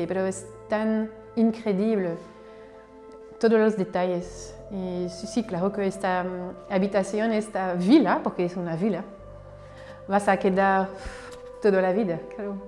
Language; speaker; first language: Spanish; non-native, fluent; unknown